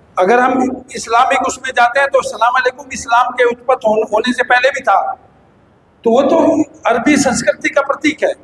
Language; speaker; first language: Hindi; native; Hindi